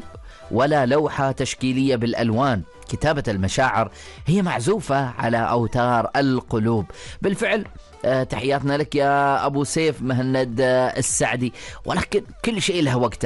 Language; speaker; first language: Arabic; native; Arabic